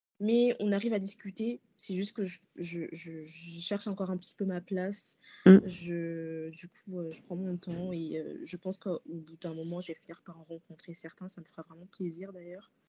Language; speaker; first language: French; early bilingual, other home language; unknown